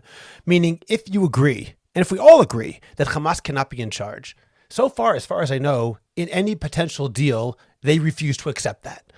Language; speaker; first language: English; native; English